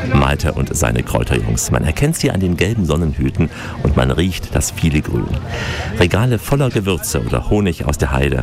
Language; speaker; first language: German; native; German